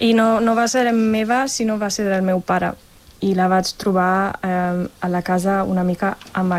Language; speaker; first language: Catalan; non-native, fluent; German